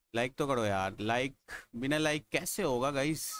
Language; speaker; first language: Hindi; native; Hindi